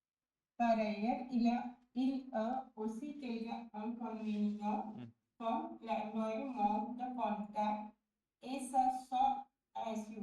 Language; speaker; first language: French; non-native, learner; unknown